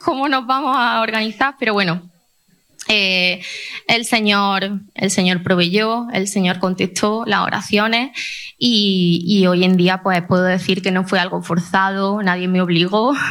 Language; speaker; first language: Spanish; native; Spanish